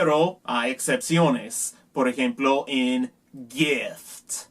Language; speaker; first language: Spanish; non-native, learner; English